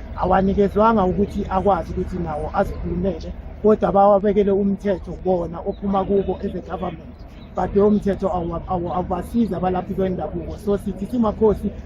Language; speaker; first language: Zulu; native; Zulu